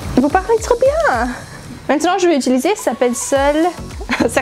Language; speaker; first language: French; non-native, learner; English